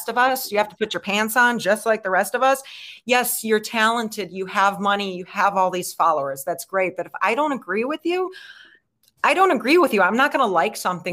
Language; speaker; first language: English; native; English